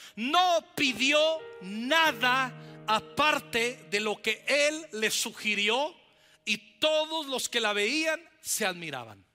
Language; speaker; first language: Spanish; native; Spanish